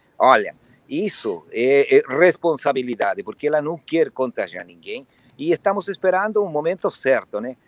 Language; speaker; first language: Portuguese; non-native, fluent; Spanish